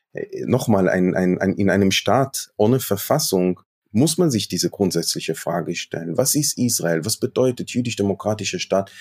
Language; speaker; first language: German; non-native, fluent; Hebrew